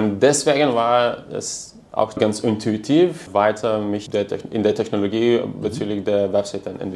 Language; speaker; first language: German; non-native, learner; Lithuanian